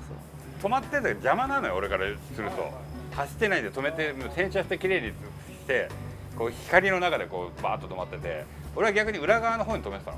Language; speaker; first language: Japanese; native; Japanese